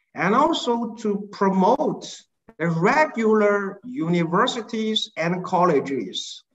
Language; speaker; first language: English; non-native, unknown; Chinese